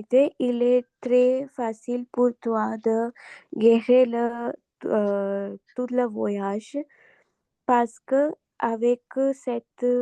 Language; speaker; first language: French; non-native, learner; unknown